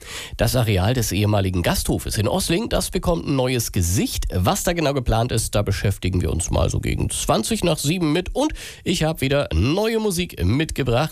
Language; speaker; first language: German; native; German